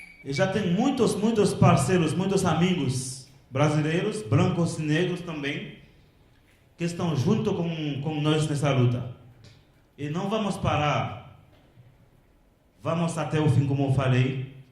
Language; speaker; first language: Portuguese; non-native, local second language; Haitian Creole